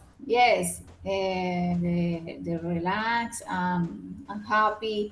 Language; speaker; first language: English; non-native, learner; Spanish